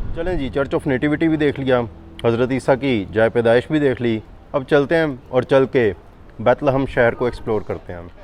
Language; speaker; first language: Urdu; non-native, local second language; Punjabi